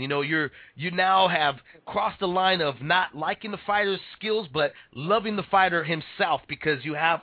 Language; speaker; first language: English; native; English